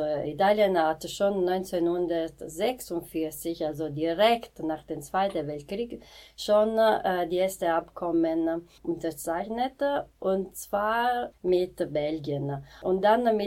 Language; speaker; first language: German; non-native, fluent; Italian